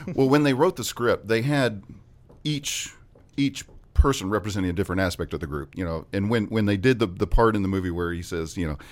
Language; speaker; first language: English; native; English